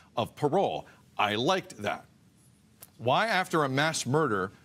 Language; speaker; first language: English; native; English